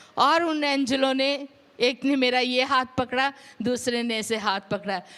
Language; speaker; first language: Hindi; non-native, local second language; Punjabi